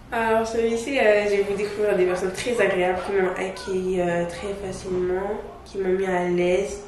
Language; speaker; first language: French; non-native, local second language; Wolof